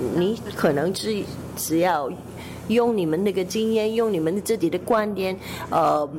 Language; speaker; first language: Chinese; non-native, local second language; Cantonese